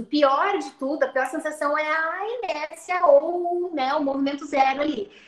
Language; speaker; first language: Portuguese; native; Portuguese